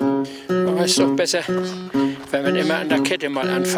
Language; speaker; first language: German; native; German